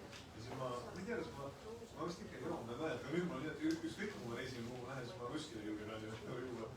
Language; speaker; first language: Estonian; native; Estonian